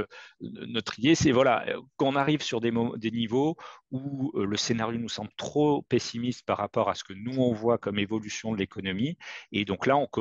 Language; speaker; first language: French; native; French